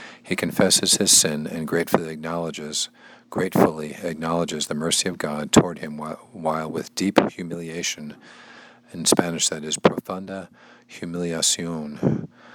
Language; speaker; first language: English; native; English